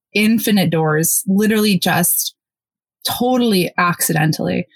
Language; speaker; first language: English; early bilingual, other home language; Polish